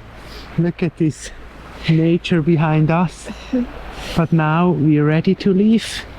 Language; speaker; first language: English; non-native, fluent; German